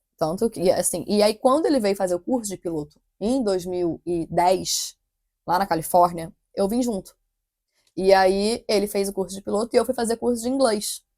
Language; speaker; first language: Portuguese; native; Portuguese